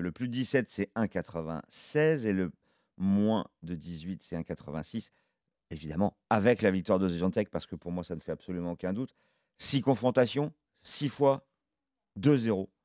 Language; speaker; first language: French; native; French